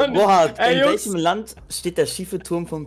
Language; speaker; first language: German; native; German